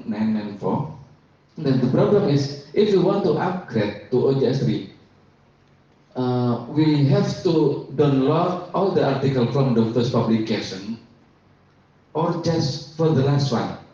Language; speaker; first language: English; non-native, learner; Indonesian